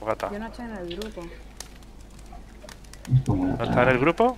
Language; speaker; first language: Spanish; native; Spanish